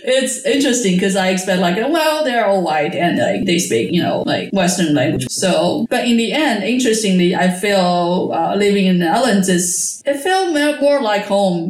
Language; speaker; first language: English; non-native, fluent; Chinese